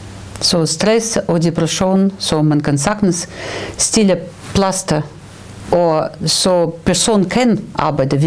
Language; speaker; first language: Danish; non-native, fluent; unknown